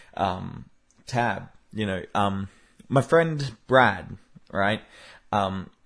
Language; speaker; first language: English; native; English